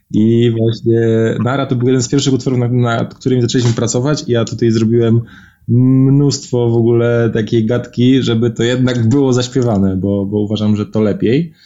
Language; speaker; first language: Polish; native; Polish